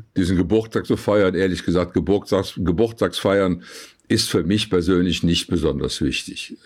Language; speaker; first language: German; native; German